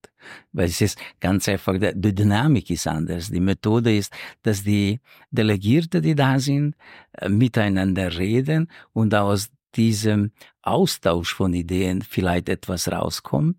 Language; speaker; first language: German; non-native, fluent; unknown